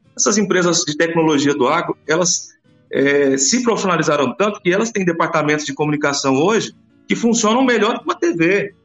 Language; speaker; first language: Portuguese; native; Portuguese